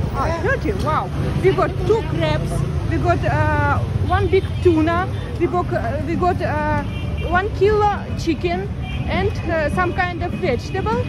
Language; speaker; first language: English; non-native, learner; Russian